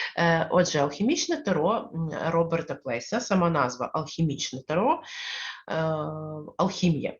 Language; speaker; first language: Ukrainian; non-native, local second language; Russian